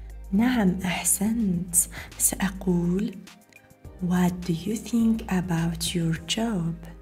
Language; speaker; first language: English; non-native, fluent; Arabic